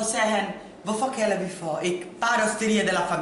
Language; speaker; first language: Danish; non-native, fluent; Italian